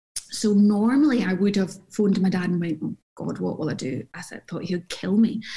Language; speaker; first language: English; native; English